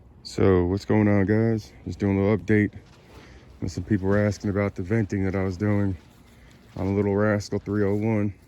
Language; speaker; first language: English; native; English